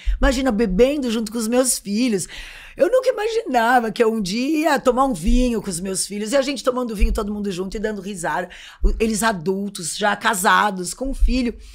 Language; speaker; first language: Portuguese; native; Portuguese